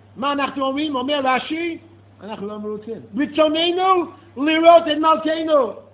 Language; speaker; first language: Hebrew; non-native, fluent; English